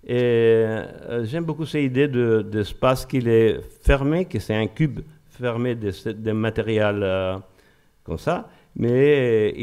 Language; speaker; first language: French; non-native, learner; Spanish